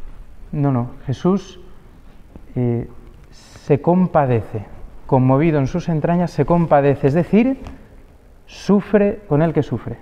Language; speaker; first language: Spanish; native; Spanish